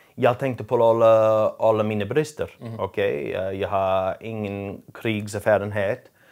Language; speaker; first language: Swedish; non-native, learner; English